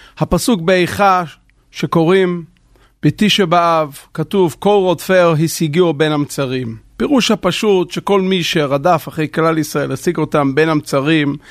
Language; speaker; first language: Hebrew; non-native, local second language; Yiddish